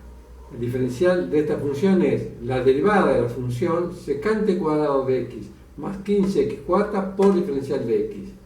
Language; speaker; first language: Spanish; native; Spanish